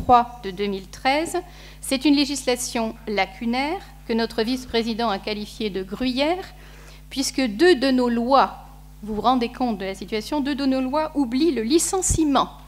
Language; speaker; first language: French; native; French